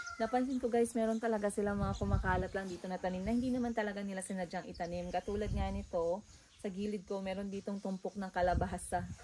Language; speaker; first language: Filipino; non-native, local second language; Cebuano